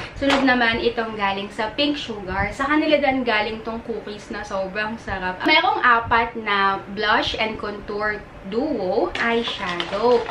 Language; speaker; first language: Filipino; native; Filipino